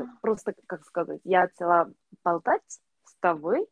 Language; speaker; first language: Russian; non-native, learner; Korean